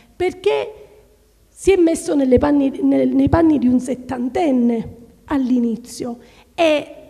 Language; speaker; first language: Italian; native; Italian